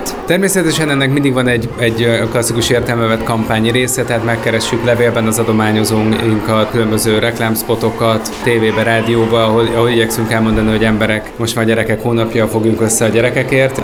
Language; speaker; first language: Hungarian; native; Hungarian